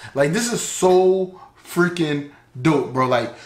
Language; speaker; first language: English; native; English